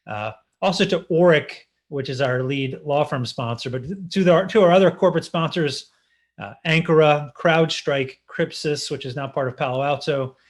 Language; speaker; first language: English; native; English